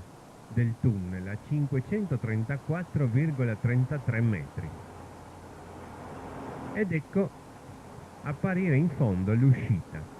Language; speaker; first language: Italian; native; Italian